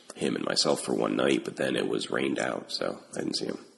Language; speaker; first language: English; native; English